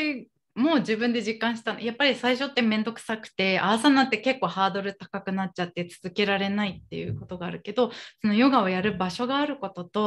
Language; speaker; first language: Japanese; native; Japanese